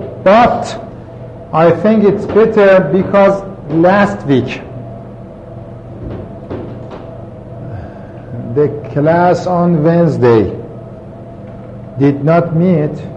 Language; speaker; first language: English; non-native, fluent; Persian